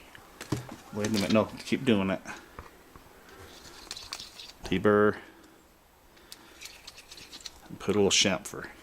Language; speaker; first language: English; native; English